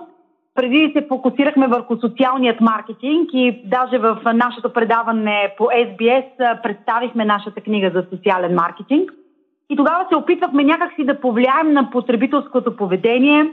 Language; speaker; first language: Bulgarian; native; Bulgarian